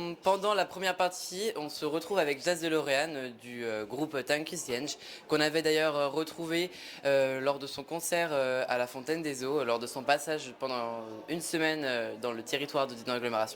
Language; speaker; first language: French; native; French